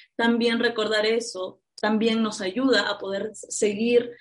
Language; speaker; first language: Spanish; native; Spanish